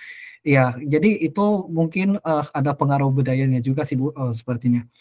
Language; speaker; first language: Indonesian; non-native, fluent; Japanese